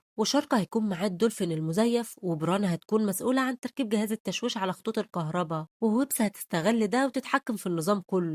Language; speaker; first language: Arabic; native; Arabic